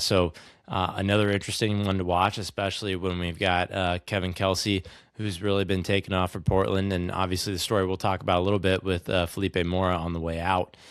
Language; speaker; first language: English; native; English